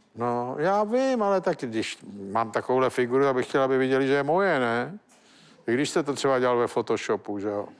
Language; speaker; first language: Czech; native; Czech